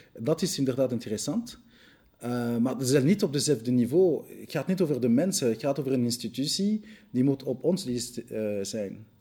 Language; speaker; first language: Dutch; non-native, local second language; French